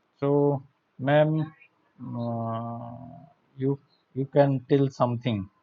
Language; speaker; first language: English; non-native, learner; Bangla